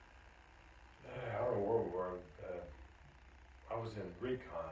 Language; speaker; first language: English; native; English